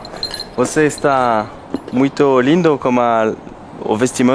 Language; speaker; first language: Portuguese; non-native, learner; French